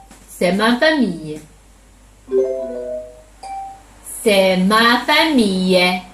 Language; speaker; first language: French; non-native, learner; Chinese